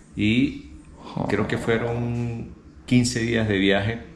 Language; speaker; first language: Spanish; early bilingual, other home language; Japanese